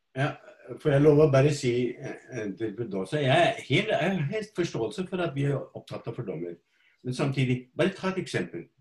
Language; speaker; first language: Norwegian; non-native, fluent; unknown